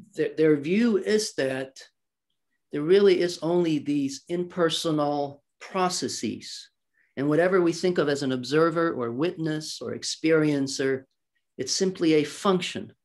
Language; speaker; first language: English; early bilingual, other home language; Swedish